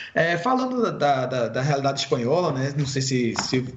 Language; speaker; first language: Portuguese; native; Portuguese